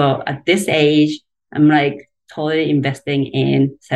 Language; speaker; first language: English; non-native, fluent; Japanese